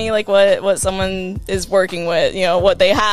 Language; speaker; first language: English; native; English